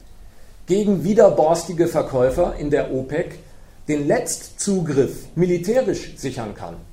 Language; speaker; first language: German; native; German